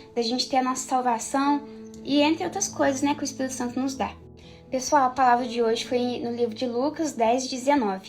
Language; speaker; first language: Portuguese; native; Portuguese